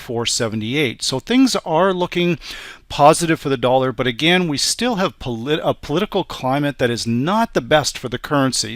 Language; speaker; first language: English; native; English